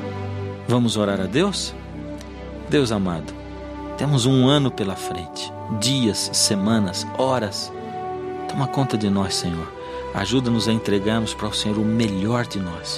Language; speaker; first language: Portuguese; native; Portuguese